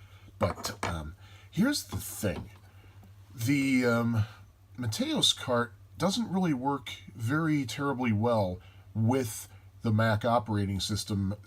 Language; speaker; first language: English; native; English